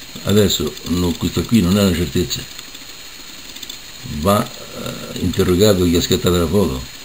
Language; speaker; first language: Italian; native; Italian